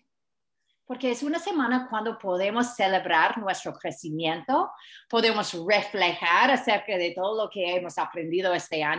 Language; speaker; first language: Spanish; non-native, fluent; English